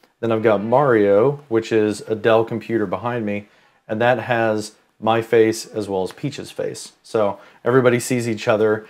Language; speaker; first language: English; native; English